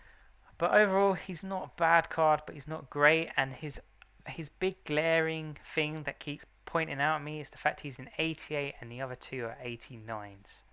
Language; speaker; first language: English; native; English